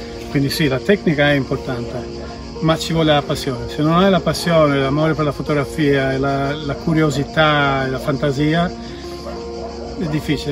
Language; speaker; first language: Italian; non-native, fluent; English